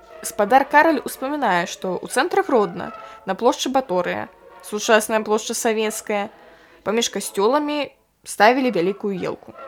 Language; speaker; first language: Belarusian; non-native, local second language; Russian